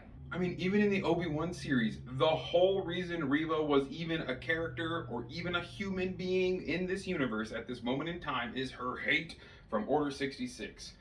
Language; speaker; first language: English; native; English